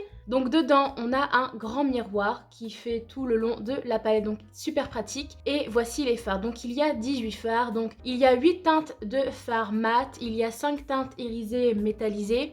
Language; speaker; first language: French; native; French